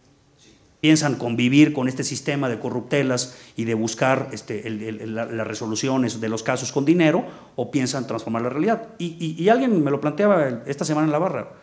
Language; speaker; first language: Spanish; native; Spanish